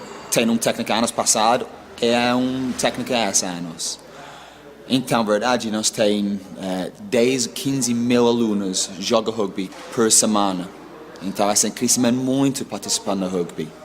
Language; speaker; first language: Portuguese; non-native, learner; English